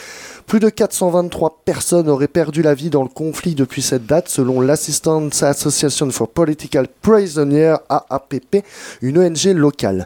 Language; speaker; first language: French; native; French